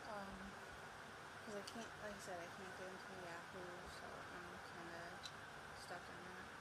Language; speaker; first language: English; native; English